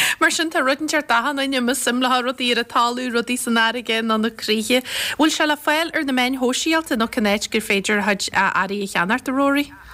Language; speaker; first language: Irish; native; Irish